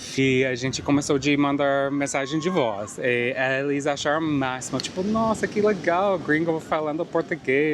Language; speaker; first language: Portuguese; non-native, fluent; English